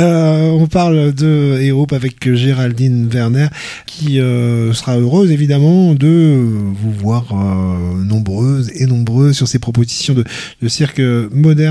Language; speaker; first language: French; native; French